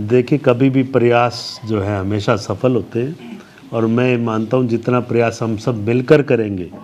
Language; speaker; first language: Hindi; native; Hindi